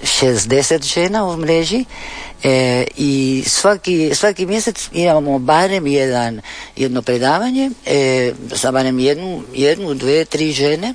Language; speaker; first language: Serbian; early bilingual, heritage; Spanish